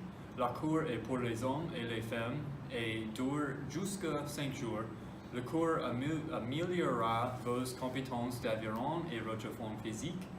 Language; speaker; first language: French; non-native, learner; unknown